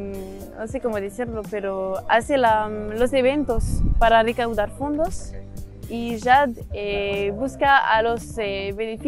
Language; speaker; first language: Spanish; non-native, learner; French